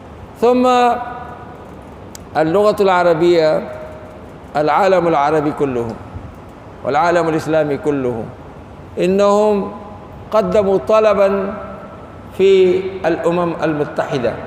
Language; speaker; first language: Arabic; non-native, fluent; Urdu